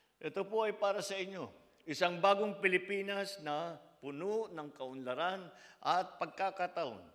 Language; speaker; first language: Filipino; native; Filipino